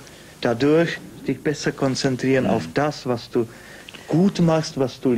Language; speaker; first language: German; non-native, fluent; Czech